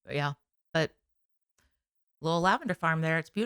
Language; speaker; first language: English; native; English